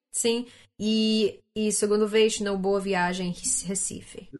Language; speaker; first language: Portuguese; non-native, learner; English